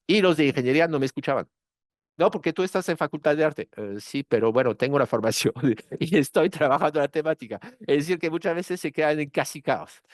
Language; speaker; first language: Spanish; non-native, fluent; French